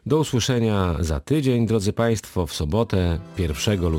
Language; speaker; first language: Polish; native; Polish